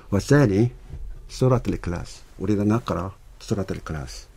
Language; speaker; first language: Arabic; non-native, learner; Korean